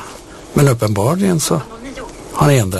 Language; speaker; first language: Swedish; native; Swedish